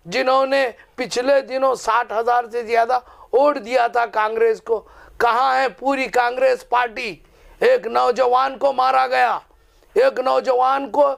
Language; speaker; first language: Urdu; native; Urdu